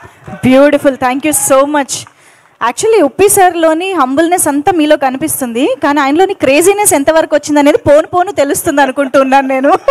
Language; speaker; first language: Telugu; native; Telugu